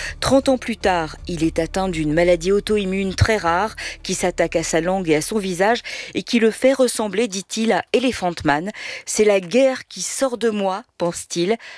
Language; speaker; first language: French; native; French